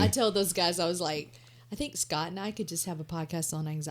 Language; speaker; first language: English; native; English